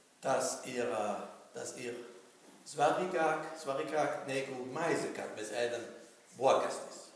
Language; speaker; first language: Latvian; non-native, learner; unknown